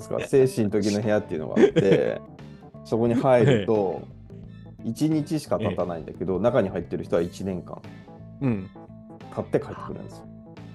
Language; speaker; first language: Japanese; native; Japanese